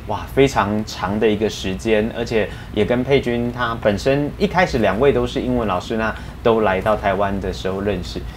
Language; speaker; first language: Chinese; native; Chinese